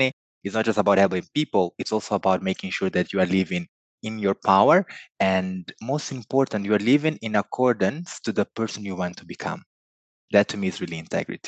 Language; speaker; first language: English; non-native, fluent; Portuguese